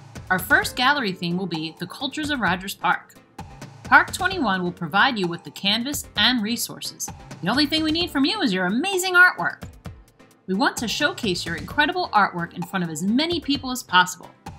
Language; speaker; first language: English; native; English